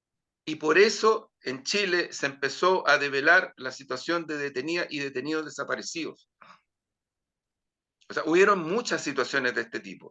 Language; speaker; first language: Spanish; native; Spanish